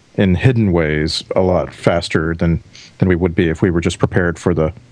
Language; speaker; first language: English; native; English